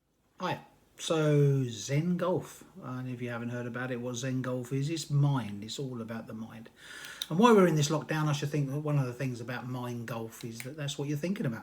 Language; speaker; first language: English; native; English